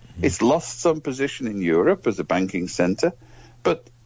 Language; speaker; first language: English; native; English